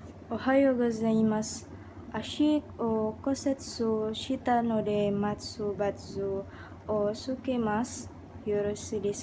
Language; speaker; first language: Japanese; non-native, learner; Indonesian